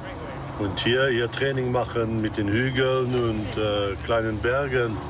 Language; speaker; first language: German; non-native, local second language; Luxembourgish